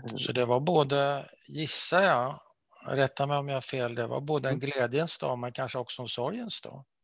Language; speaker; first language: Swedish; native; Swedish